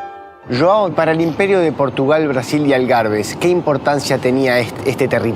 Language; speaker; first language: Spanish; native; Spanish